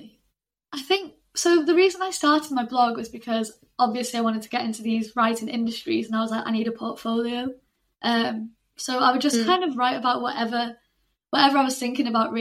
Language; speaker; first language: English; native; English